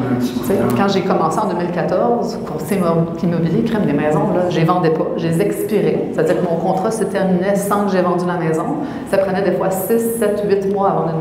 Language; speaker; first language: French; native; French